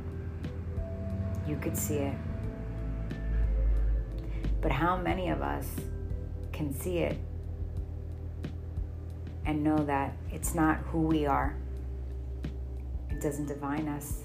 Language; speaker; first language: English; native; English